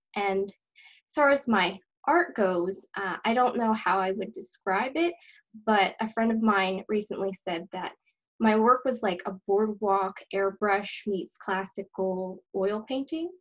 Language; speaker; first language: English; native; English